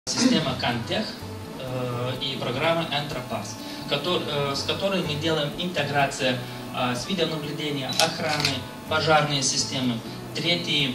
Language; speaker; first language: Russian; non-native, fluent; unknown